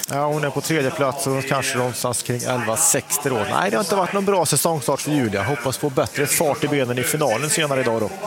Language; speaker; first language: Swedish; native; Swedish